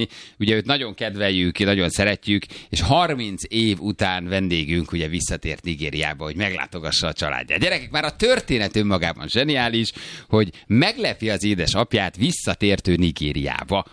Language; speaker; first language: Hungarian; native; Hungarian